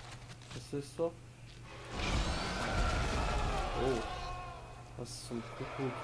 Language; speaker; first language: German; native; German